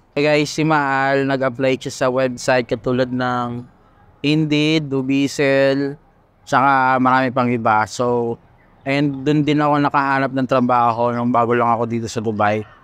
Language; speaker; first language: Filipino; non-native, local second language; Hiligaynon